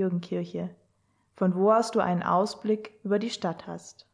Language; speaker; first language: German; native; German